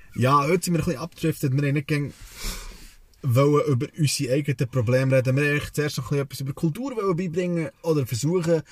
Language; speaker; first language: German; early bilingual, other home language; Serbian